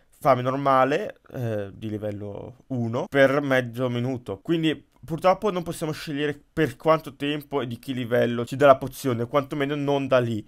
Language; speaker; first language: Italian; native; Italian